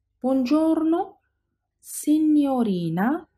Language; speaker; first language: Italian; non-native, fluent; Arabic